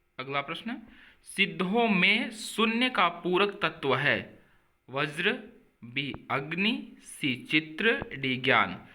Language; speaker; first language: Hindi; native; Hindi